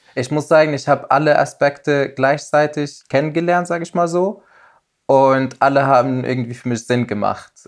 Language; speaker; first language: German; non-native, fluent; Arabic